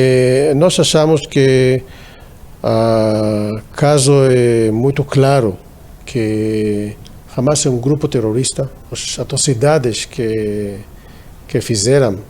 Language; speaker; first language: Portuguese; non-native, fluent; Hebrew